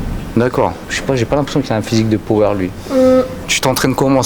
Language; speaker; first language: French; native; French